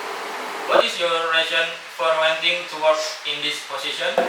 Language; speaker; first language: English; non-native, learner; Indonesian